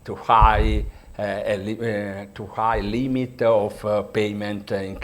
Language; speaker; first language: English; non-native, learner; Italian